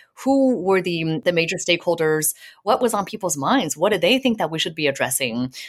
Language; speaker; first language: English; native; English